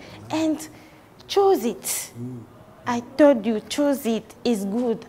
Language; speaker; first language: English; non-native, learner; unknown